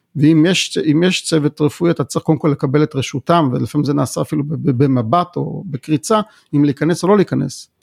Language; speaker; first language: Hebrew; native; Hebrew